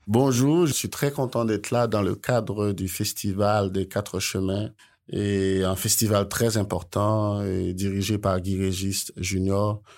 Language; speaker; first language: French; non-native, local second language; Haitian Creole